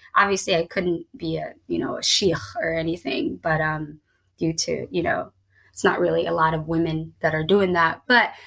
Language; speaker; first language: English; native; English